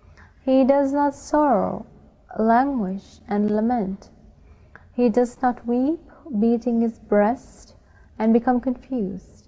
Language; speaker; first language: English; non-native, local second language; Sinhala